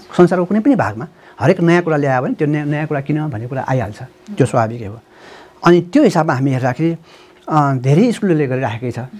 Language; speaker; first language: Nepali; non-native, local second language; Newari